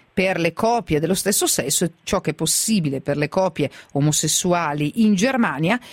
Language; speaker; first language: Italian; native; Italian